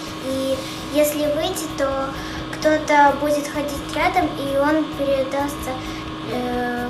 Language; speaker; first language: Russian; early bilingual, other home language; Kyrgyz